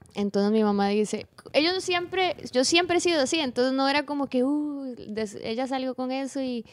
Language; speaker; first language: Spanish; native; Spanish